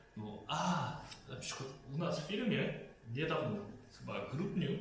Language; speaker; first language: Polish; non-native, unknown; Korean